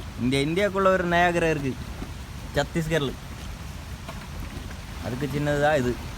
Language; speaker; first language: Tamil; non-native, learner; Malayalam